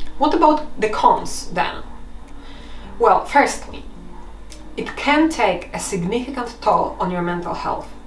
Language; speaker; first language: English; non-native, fluent; Polish